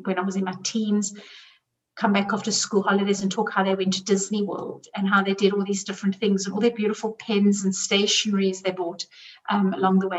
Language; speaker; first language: English; native; English